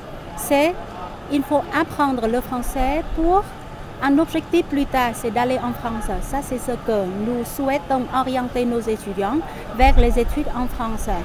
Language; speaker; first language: French; non-native, fluent; Vietnamese